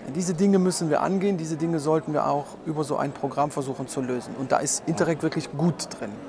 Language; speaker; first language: German; native; German